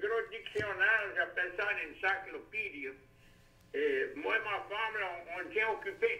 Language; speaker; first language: French; native; French